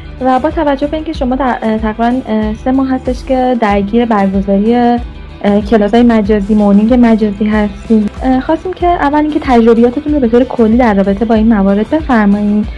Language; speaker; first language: Persian; native; Persian